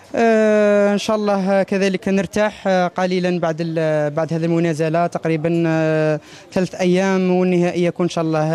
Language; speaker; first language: Arabic; native; Arabic